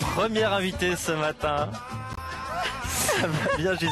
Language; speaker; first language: French; native; French